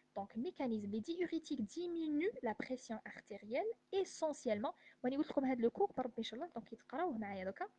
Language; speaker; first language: French; non-native, local second language; Arabic